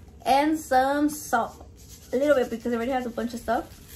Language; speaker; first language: English; early bilingual, other home language; Spanish